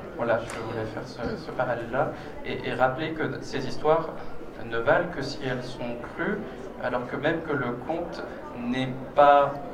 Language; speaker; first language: French; native; French